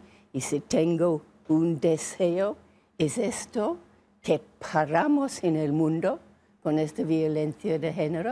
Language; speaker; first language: Spanish; non-native, fluent; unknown